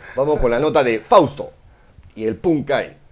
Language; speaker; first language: Spanish; native; Spanish